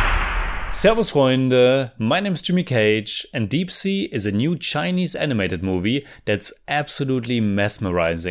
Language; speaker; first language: English; non-native, fluent; German